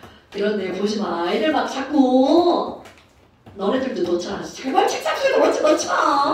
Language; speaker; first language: Korean; native; Korean